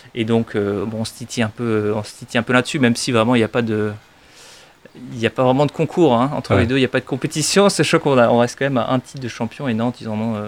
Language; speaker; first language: French; native; French